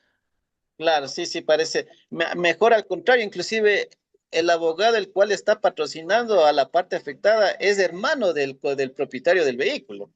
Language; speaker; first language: Spanish; native; Spanish